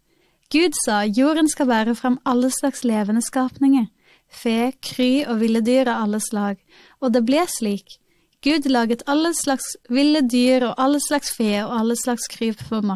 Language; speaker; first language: Norwegian; native; Norwegian